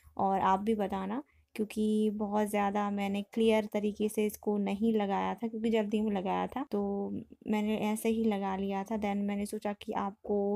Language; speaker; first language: Hindi; native; Hindi